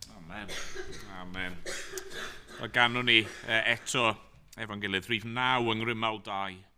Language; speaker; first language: Welsh; native; Welsh